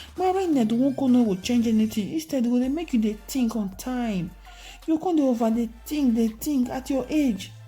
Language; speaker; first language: Nigerian Pidgin; non-native, local second language; Igbo